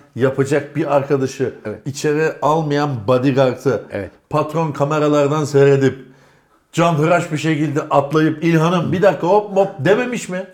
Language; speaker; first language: Turkish; native; Turkish